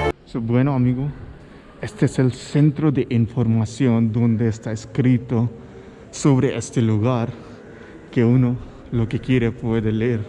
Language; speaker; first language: Spanish; non-native, fluent; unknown